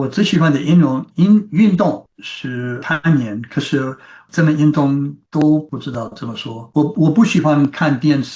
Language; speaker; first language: Chinese; non-native, learner; English